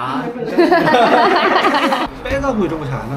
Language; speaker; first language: Korean; native; Korean